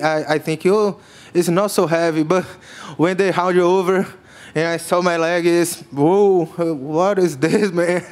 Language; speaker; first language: English; non-native, learner; Portuguese